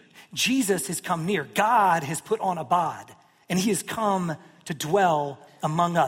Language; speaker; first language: English; native; English